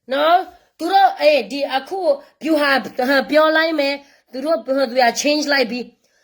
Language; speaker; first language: Burmese; non-native, local second language; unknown